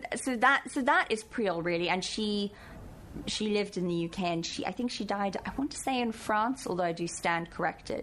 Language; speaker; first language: English; native; English